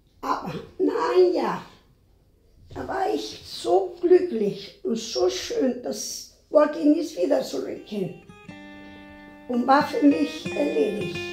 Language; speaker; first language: German; non-native, fluent; Spanish